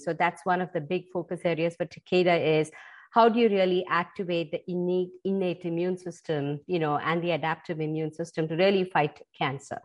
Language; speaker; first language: English; non-native, local second language; Tamil